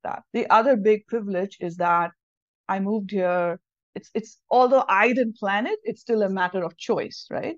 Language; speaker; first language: English; non-native, local second language; Tamil